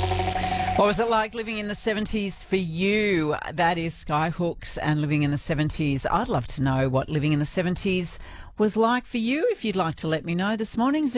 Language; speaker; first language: English; native; English